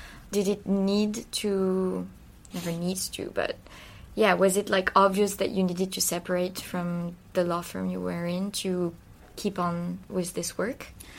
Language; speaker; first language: English; non-native, fluent; French